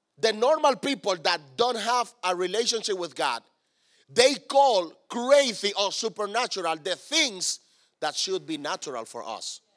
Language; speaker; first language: English; non-native, fluent; Spanish